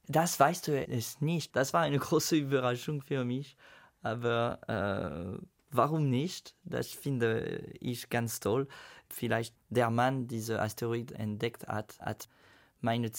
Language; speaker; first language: German; non-native, fluent; French